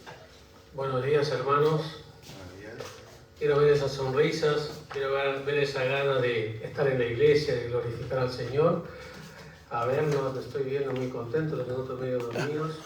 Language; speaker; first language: Spanish; native; Spanish